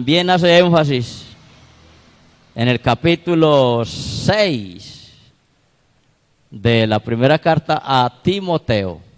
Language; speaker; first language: Spanish; native; Spanish